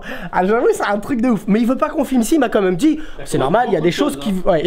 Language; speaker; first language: French; native; French